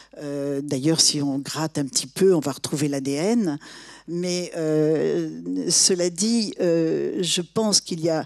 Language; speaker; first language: French; native; French